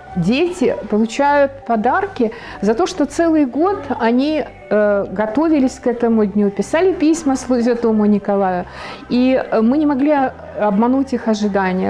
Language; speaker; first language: Ukrainian; non-native, local second language; Russian